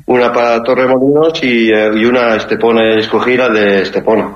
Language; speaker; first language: Spanish; early bilingual, heritage; Spanish